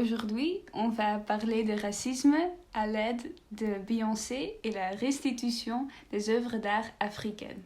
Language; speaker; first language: French; non-native, learner; Dutch